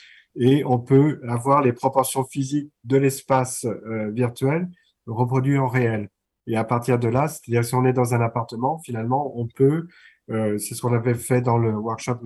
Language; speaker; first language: French; native; French